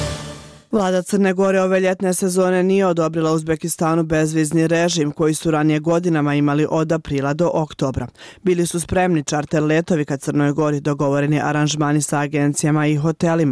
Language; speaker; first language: Croatian; native; Croatian